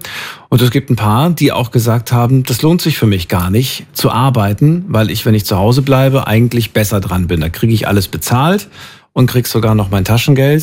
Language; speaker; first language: German; native; German